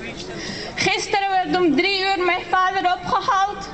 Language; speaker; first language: Dutch; early bilingual, other home language; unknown